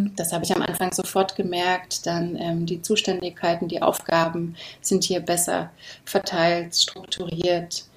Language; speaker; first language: German; native; German